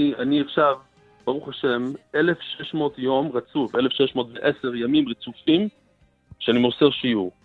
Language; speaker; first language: Hebrew; non-native, fluent; English